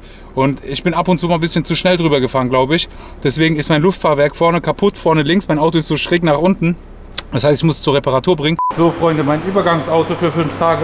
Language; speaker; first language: German; native; German